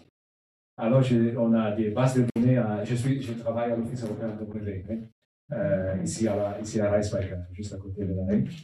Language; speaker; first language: French; non-native, learner; Italian